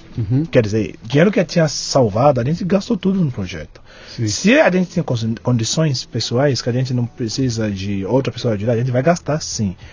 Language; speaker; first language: Portuguese; non-native, fluent; Yoruba